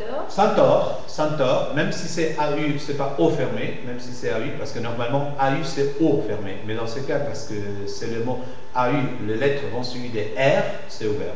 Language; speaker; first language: French; non-native, fluent; Spanish